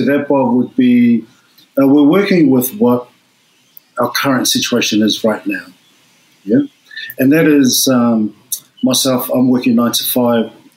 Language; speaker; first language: English; native; English